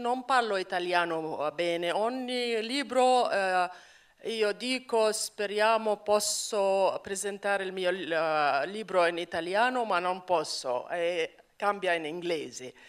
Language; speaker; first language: Italian; non-native, learner; Arabic